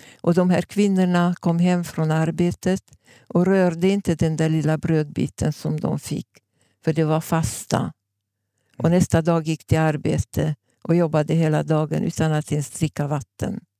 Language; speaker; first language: Swedish; non-native, fluent; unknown